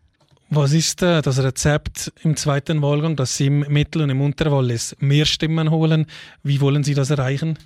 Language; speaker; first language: German; native; German